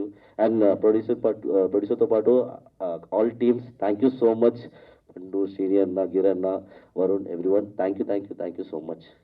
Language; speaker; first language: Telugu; non-native, learner; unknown